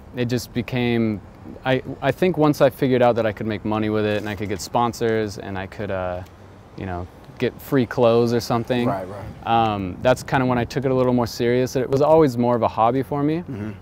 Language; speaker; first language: English; native; English